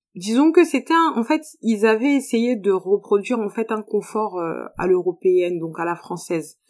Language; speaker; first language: French; native; French